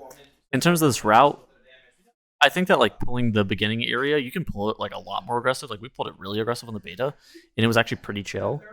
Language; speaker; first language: English; native; English